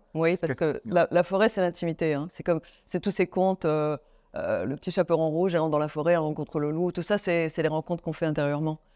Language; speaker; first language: French; native; French